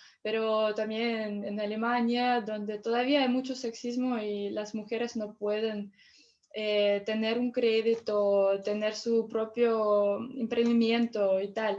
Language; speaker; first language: Spanish; non-native, fluent; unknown